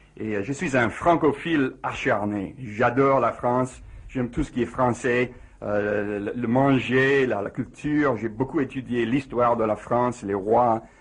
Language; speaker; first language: French; non-native, fluent; English